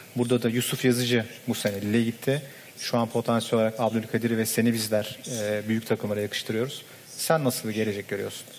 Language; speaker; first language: Turkish; native; Turkish